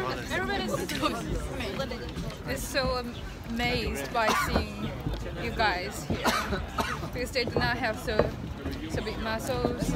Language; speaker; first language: English; non-native, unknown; Chinese